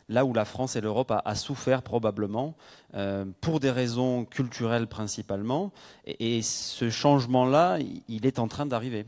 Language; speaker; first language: French; native; French